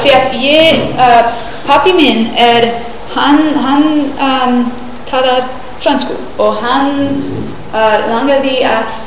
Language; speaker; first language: Icelandic; non-native, learner; English